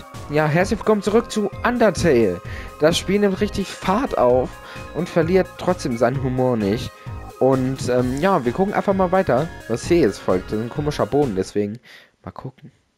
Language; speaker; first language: German; native; German